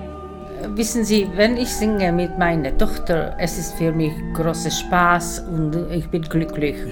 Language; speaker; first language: German; non-native, learner; Czech